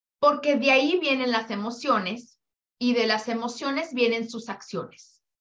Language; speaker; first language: Spanish; early bilingual, heritage; Spanish